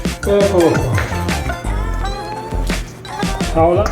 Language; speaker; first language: Italian; non-native, learner; Chinese